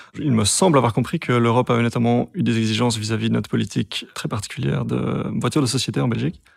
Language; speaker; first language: French; native; French